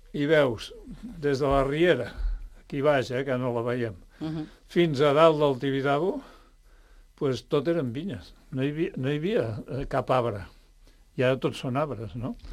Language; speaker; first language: Catalan; native; Catalan